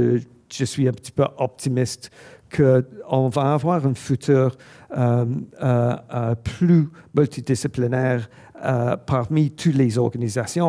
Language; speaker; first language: French; non-native, fluent; English